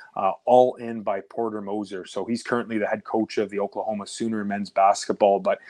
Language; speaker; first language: English; native; English